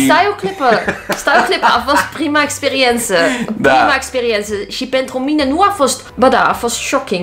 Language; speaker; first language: Romanian; non-native, learner; Dutch